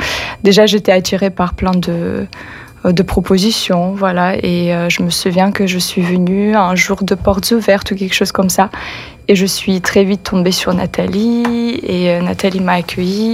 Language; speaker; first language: French; non-native, fluent; Russian